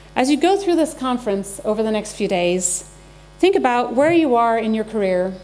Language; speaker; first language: English; native; English